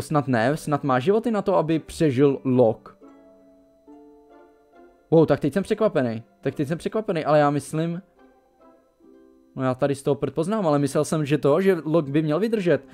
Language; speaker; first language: Czech; native; Czech